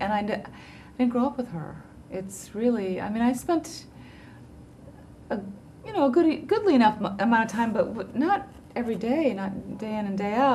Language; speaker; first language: English; early bilingual, heritage; English